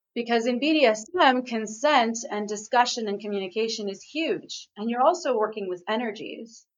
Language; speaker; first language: English; native; English